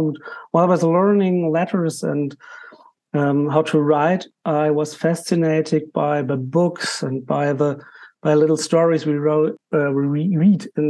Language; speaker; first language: English; non-native, fluent; German